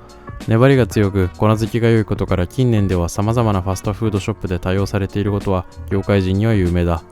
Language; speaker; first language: Japanese; native; Japanese